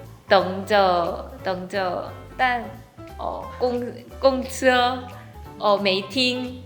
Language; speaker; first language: Chinese; non-native, learner; Korean